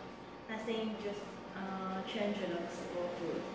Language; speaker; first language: English; non-native, learner; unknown